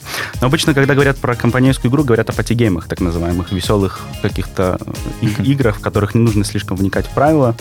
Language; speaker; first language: Russian; native; Russian